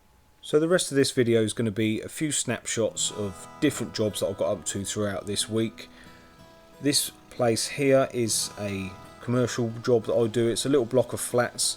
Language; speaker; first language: English; native; English